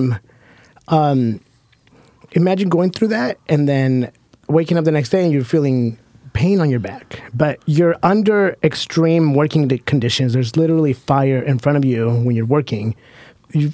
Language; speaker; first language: English; native; English